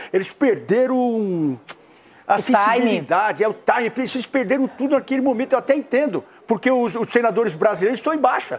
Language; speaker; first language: Portuguese; native; Portuguese